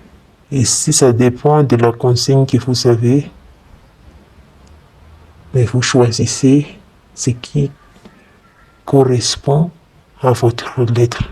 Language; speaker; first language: French; non-native, fluent; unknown